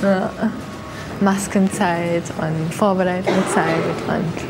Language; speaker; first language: German; non-native, fluent; English